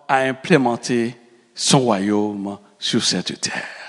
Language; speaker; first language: French; native; French